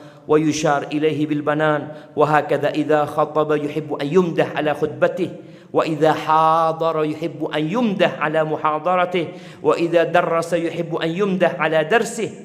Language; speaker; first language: Arabic; non-native, fluent; Indonesian